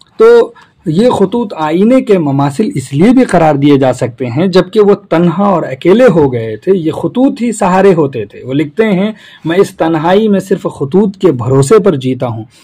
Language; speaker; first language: Urdu; native; Urdu